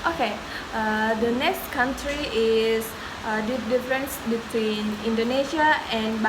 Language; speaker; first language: English; non-native, learner; Indonesian